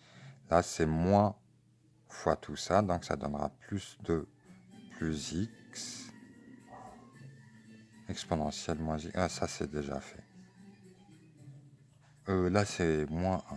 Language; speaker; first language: French; native; French